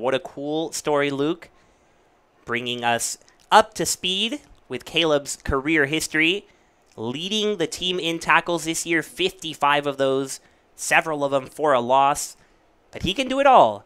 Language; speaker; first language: English; early bilingual, other home language; Spanish